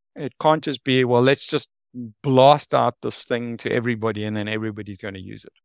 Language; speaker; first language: English; native; English